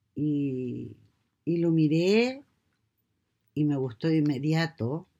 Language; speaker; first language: Spanish; native; Spanish